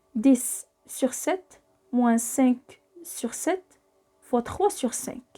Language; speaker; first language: French; non-native, local second language; Arabic